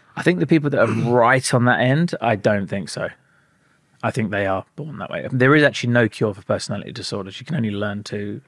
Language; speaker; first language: English; native; English